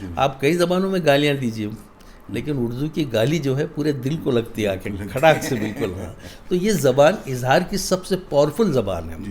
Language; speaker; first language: Urdu; native; Urdu